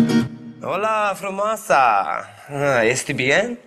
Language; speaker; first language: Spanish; non-native, learner; Romanian